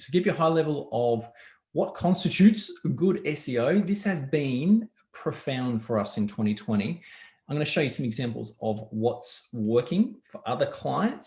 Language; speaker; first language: English; native; English